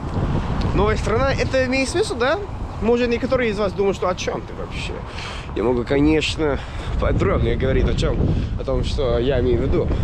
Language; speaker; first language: Russian; non-native, fluent; English